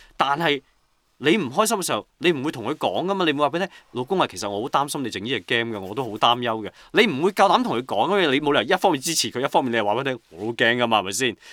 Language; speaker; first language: Cantonese; native; Cantonese